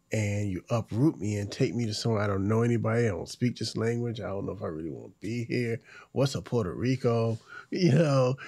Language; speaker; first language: English; native; English